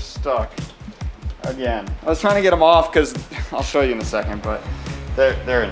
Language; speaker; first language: English; native; English